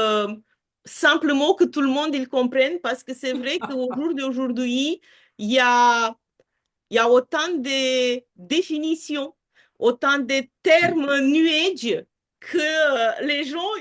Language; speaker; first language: French; non-native, fluent; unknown